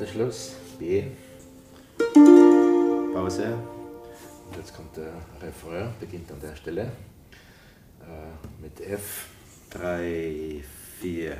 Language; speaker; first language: German; native; German